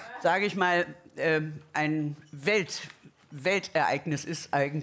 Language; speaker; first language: German; native; German